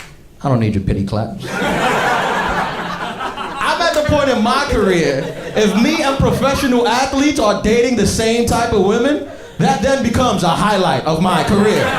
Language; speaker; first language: English; native; English